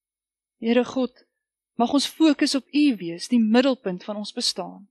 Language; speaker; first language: Afrikaans; native; Afrikaans